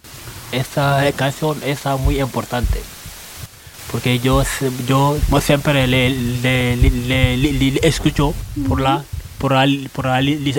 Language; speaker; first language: Spanish; non-native, learner; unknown